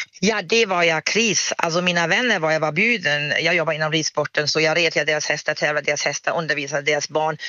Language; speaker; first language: Swedish; non-native, fluent; German